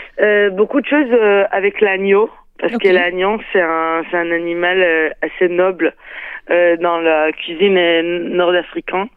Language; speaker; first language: French; non-native, fluent; Hebrew